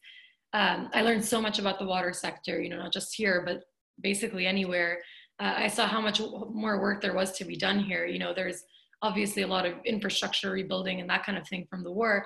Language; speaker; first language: English; native; English